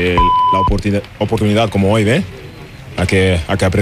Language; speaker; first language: Spanish; non-native, learner; German